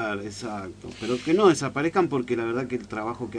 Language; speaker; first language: Spanish; native; Spanish